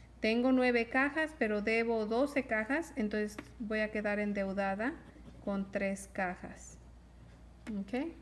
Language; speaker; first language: Spanish; early bilingual, heritage; Spanish